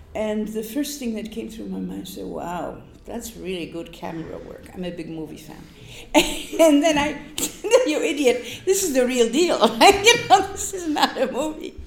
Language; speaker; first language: English; non-native, fluent; Polish